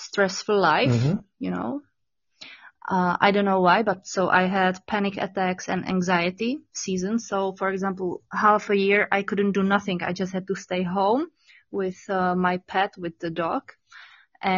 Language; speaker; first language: English; non-native, learner; Czech